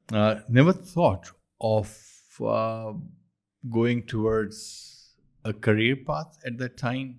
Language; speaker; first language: English; non-native, local second language; Urdu